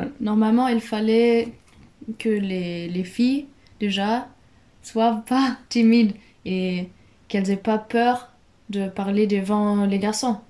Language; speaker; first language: French; non-native, fluent; German